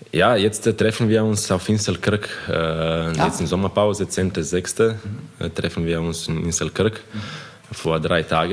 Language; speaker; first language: German; non-native, fluent; Croatian